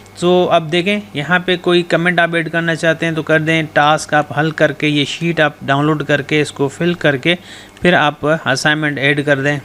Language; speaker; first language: Urdu; non-native, local second language; Sindhi